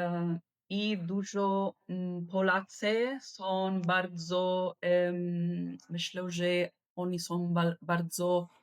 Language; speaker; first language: Polish; non-native, learner; Italian